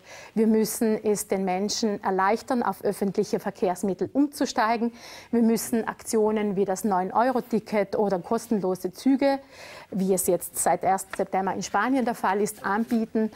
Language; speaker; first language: German; native; German